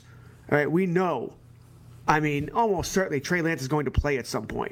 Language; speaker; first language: English; native; English